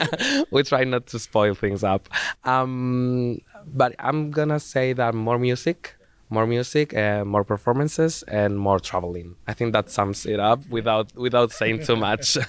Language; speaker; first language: English; non-native, fluent; Spanish